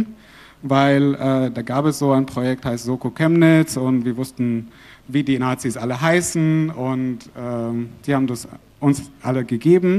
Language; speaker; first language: German; non-native, fluent; Arabic